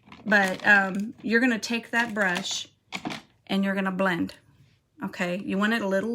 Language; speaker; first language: English; native; English